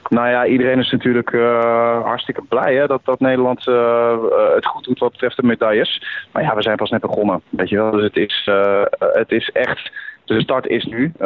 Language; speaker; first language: Dutch; native; Dutch